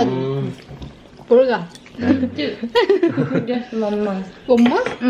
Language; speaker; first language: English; non-native, learner; Korean